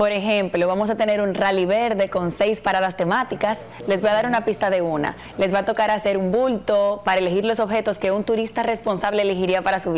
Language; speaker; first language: Spanish; native; Spanish